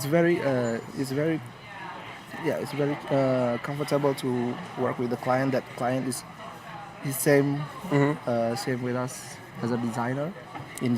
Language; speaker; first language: English; non-native, learner; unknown